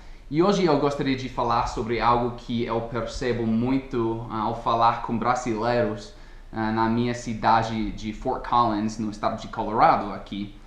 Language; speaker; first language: Portuguese; non-native, fluent; English